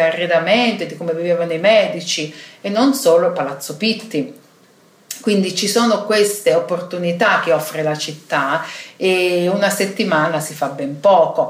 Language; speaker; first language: Italian; native; Italian